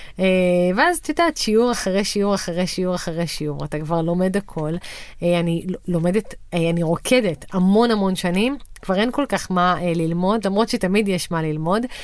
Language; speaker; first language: Hebrew; native; Hebrew